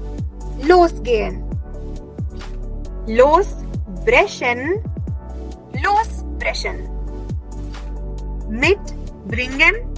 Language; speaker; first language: German; non-native, fluent; Hindi